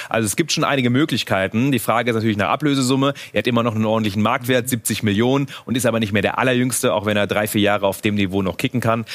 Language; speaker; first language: German; native; German